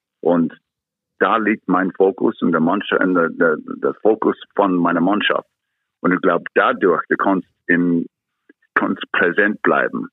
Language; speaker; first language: German; non-native, fluent; English